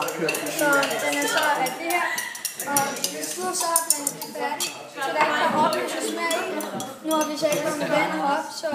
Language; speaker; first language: Danish; native; Danish